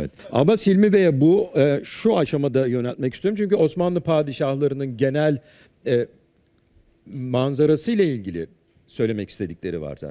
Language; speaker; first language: Turkish; native; Turkish